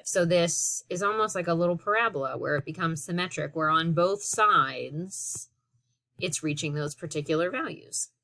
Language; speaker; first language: English; native; English